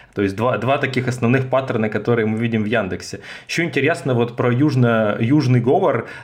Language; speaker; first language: Russian; native; Russian